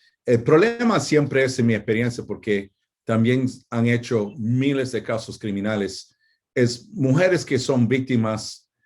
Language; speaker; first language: Spanish; non-native, fluent; English